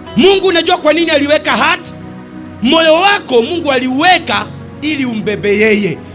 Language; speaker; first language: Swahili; native; Swahili